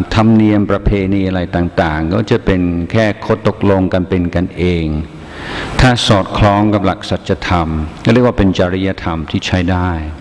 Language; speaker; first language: Thai; non-native, fluent; English